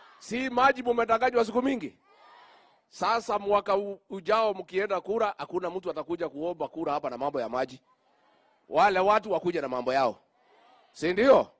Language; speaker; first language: Swahili; non-native, local second language; Kikuyu